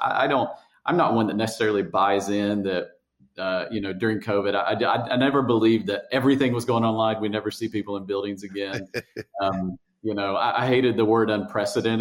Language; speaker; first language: English; native; English